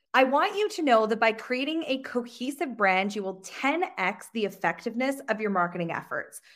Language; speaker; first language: English; native; English